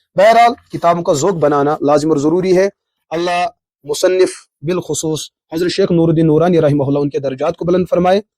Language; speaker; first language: Urdu; non-native, local second language; Kashmiri